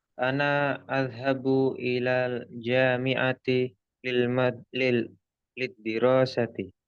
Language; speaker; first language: Arabic; non-native, learner; Indonesian